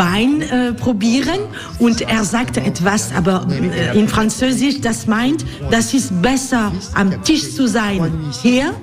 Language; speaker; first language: German; non-native, learner; French